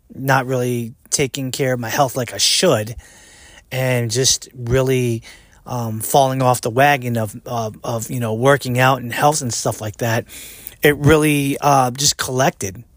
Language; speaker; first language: English; native; English